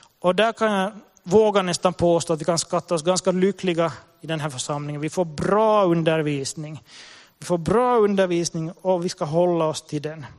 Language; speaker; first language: Swedish; native; Swedish